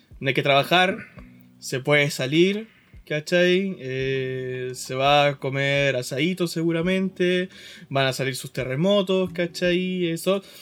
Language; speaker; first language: Spanish; native; Spanish